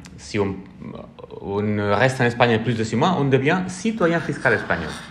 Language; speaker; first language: French; non-native, fluent; Spanish